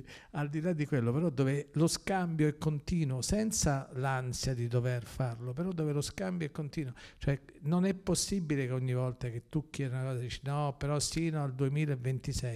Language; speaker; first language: Italian; native; Italian